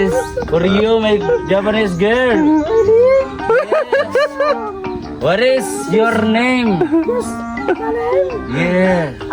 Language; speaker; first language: English; non-native, local second language; Filipino